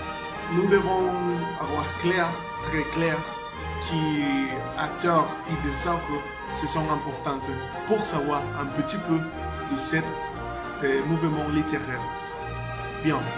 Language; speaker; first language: French; non-native, learner; Spanish